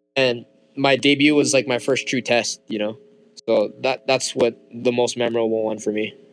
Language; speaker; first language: English; early bilingual, other home language; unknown